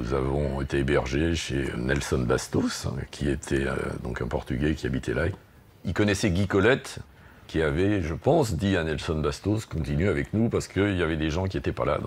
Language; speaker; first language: French; native; French